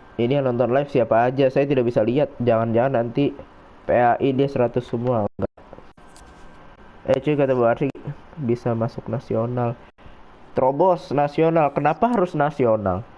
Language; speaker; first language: Indonesian; native; Indonesian